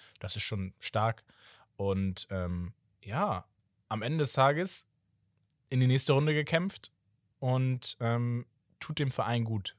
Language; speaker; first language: German; early bilingual, other home language; Portuguese